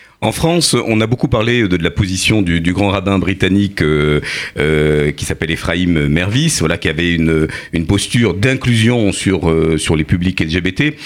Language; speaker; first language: French; native; French